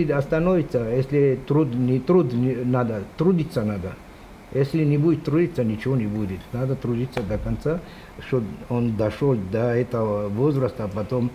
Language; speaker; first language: Russian; non-native, local second language; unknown